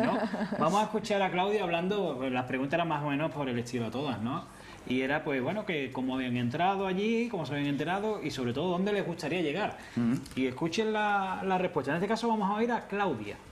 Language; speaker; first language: Spanish; native; Spanish